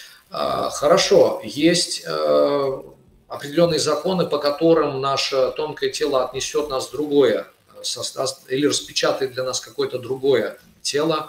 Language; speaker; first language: Russian; native; Russian